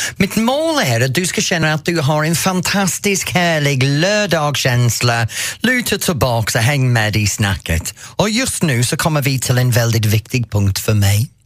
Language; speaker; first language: Swedish; non-native, fluent; English